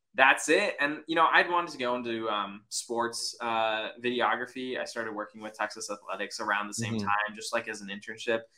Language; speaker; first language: English; native; English